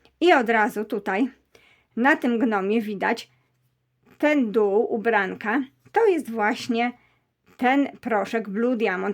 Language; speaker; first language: Polish; native; Polish